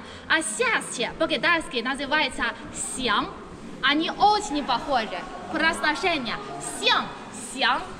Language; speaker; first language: Russian; non-native, learner; Chinese